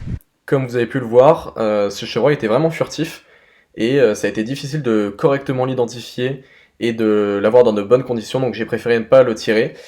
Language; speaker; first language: French; native; French